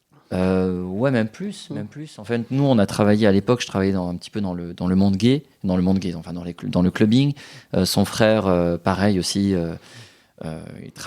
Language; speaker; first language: French; native; French